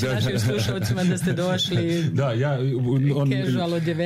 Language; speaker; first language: Serbian; native; Serbian